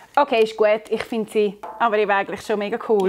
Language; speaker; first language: German; native; German